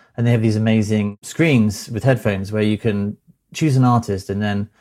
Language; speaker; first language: English; native; English